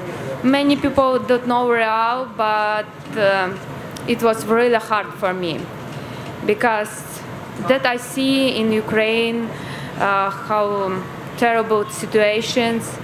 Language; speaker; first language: English; non-native, learner; Ukrainian